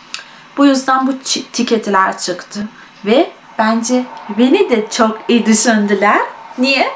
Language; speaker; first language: Turkish; non-native, fluent; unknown